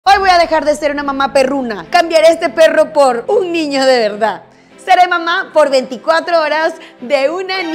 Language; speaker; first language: Spanish; native; Spanish